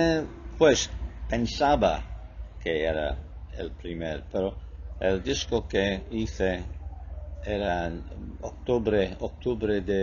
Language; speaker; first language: Spanish; non-native, fluent; English